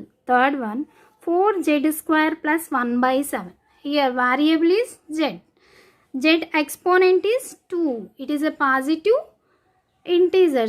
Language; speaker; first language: English; non-native, local second language; Telugu